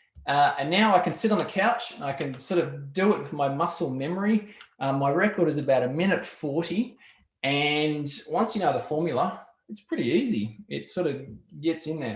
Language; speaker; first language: English; native; English